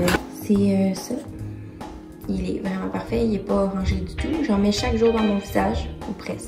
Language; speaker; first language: French; native; French